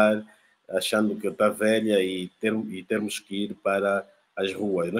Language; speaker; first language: Portuguese; native; Portuguese